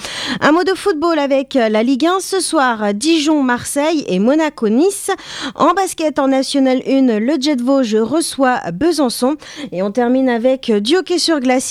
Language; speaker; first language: French; native; French